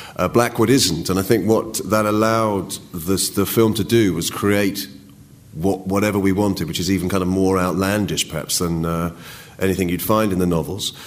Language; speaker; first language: English; native; English